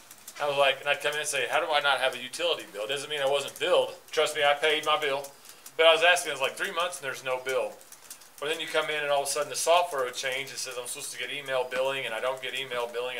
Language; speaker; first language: English; native; English